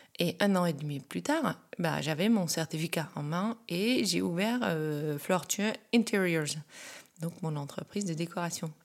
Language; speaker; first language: French; non-native, fluent; Dutch